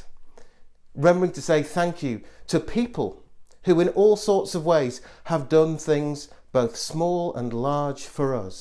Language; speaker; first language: English; native; English